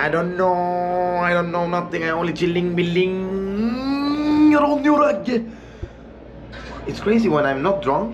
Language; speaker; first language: English; non-native, fluent; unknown